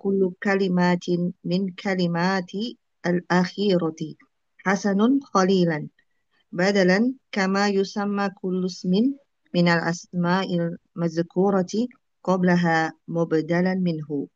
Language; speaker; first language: Arabic; non-native, learner; Indonesian